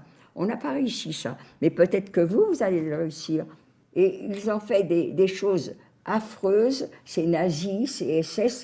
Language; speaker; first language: French; native; French